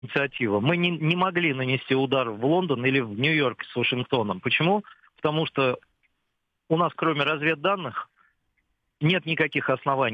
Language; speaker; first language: Russian; native; Russian